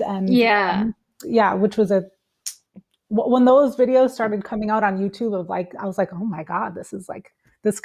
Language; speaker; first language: English; native; English